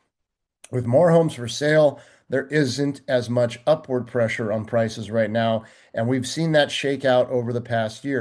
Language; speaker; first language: English; native; English